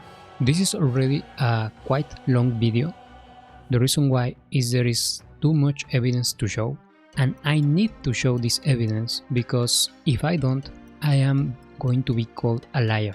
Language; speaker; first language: English; non-native, fluent; Spanish